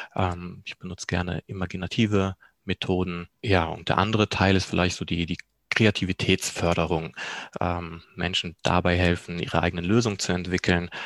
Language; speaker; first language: German; early bilingual, other home language; Polish